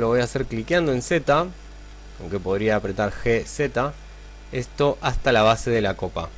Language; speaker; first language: Spanish; native; Spanish